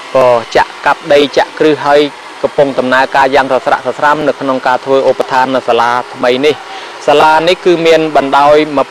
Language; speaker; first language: Khmer; native; Khmer